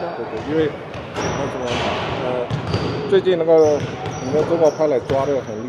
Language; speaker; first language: Chinese; early bilingual, heritage; Chinese